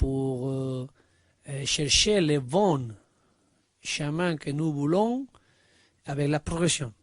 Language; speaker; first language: French; non-native, learner; Spanish